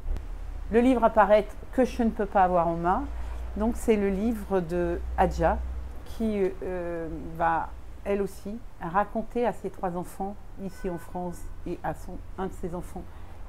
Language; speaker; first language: French; native; French